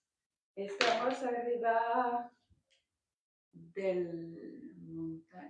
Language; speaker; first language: Spanish; non-native, learner; French